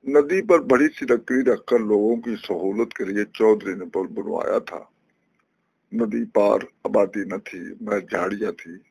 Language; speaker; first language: Urdu; non-native, local second language; Punjabi